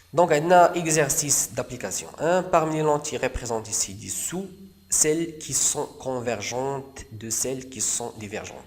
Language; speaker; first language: French; non-native, local second language; Arabic